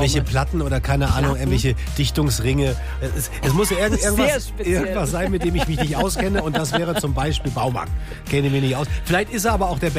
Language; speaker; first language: German; native; German